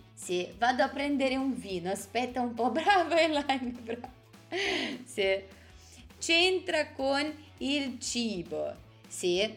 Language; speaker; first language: Italian; non-native, fluent; Portuguese